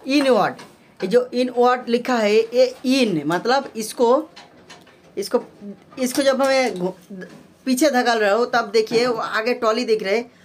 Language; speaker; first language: Hindi; non-native, local second language; Bangla